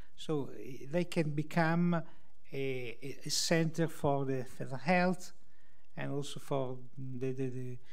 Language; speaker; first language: English; non-native, fluent; Italian